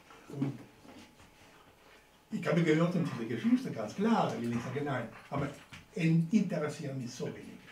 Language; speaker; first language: German; non-native, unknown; Italian